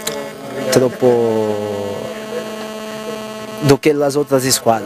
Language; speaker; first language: Italian; non-native, learner; Portuguese